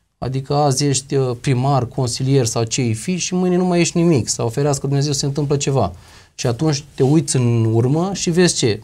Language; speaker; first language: Romanian; native; Romanian